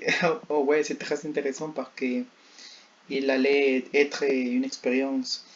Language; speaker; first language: French; non-native, learner; Spanish